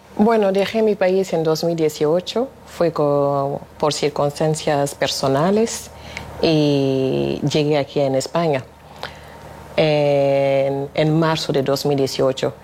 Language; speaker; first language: Spanish; non-native, fluent; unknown